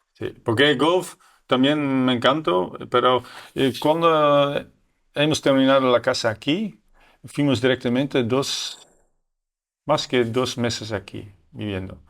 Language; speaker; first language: Spanish; non-native, learner; Dutch